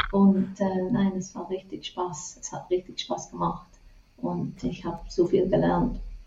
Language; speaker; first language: German; non-native, fluent; English